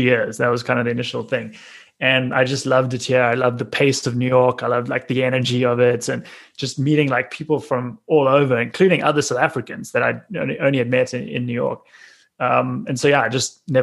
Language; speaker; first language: English; native; English